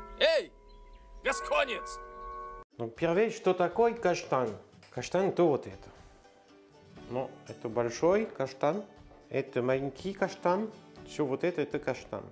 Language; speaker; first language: Russian; non-native, learner; French